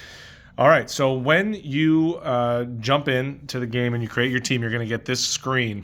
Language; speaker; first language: English; native; English